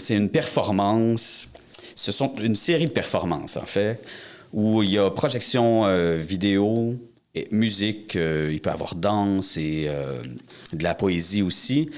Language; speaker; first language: French; native; French